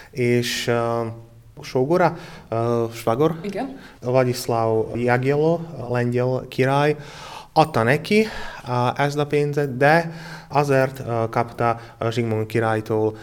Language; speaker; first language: Hungarian; non-native, learner; Slovak